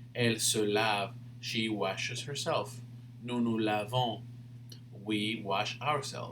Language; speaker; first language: French; non-native, fluent; English